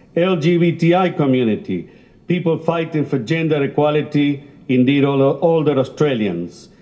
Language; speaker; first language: English; non-native, fluent; Spanish